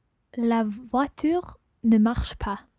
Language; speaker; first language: French; non-native, learner; English